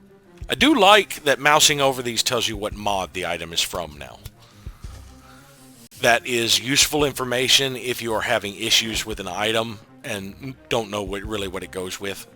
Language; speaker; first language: English; native; English